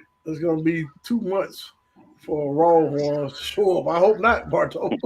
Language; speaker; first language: English; native; English